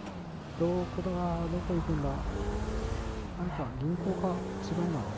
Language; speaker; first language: Japanese; native; Japanese